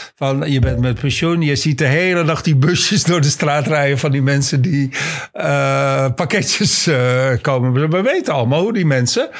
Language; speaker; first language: Dutch; native; Dutch